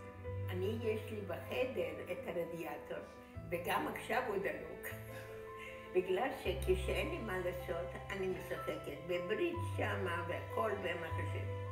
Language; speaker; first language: Hebrew; non-native, fluent; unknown